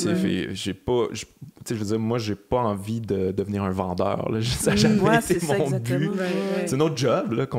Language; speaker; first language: French; native; French